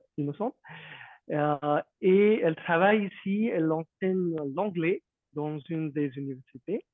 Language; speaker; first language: French; non-native, fluent; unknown